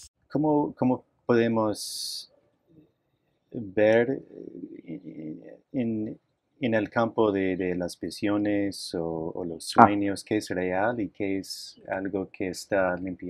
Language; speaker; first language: Spanish; non-native, fluent; English